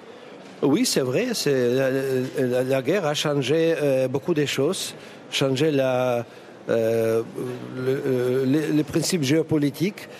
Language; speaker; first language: French; non-native, fluent; Russian